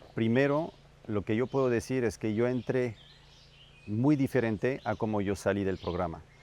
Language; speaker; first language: Spanish; non-native, fluent; French